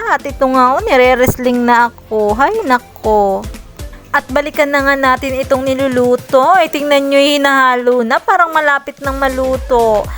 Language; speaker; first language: Filipino; non-native, local second language; Bikol